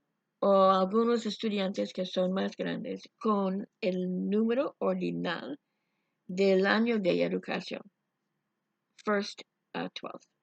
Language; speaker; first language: Spanish; non-native, fluent; English